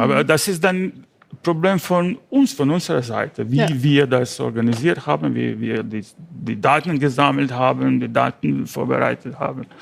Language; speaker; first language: German; non-native, learner; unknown